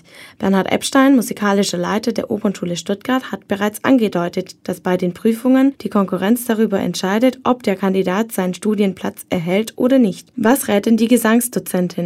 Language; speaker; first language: German; native; German